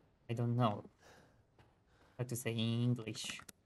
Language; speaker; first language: English; non-native, learner; Japanese